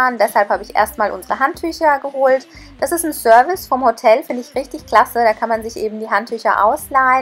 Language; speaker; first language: German; native; German